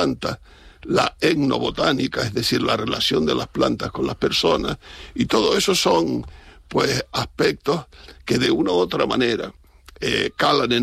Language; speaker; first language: Spanish; native; Spanish